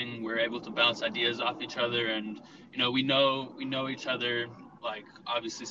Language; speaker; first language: English; native; English